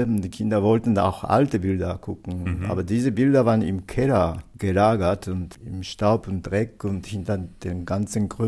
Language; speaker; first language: German; non-native, fluent; Japanese